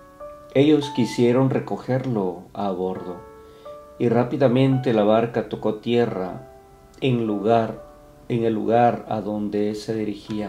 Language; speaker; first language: Spanish; native; Spanish